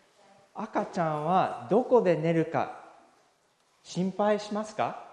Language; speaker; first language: Japanese; non-native, fluent; English